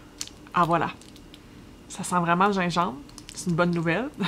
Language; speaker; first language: French; native; French